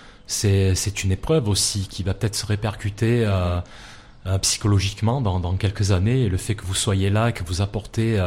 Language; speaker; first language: French; native; French